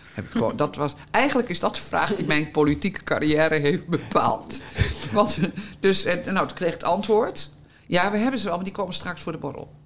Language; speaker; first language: Dutch; native; Dutch